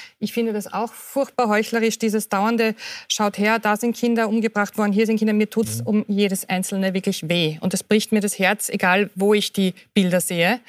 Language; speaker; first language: German; native; German